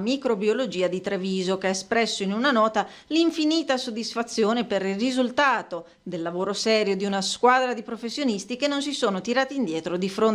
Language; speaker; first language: Italian; native; Italian